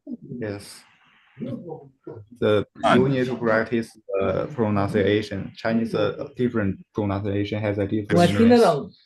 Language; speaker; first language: English; non-native, learner; Chinese